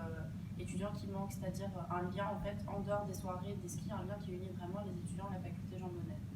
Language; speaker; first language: French; native; French